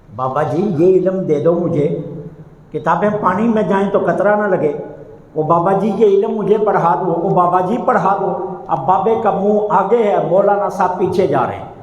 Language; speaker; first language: Urdu; non-native, local second language; Punjabi